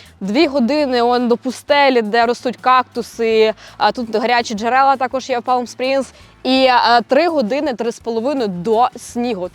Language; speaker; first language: Ukrainian; native; Ukrainian